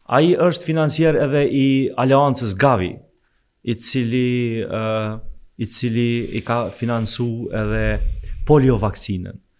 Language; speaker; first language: Albanian; native; Albanian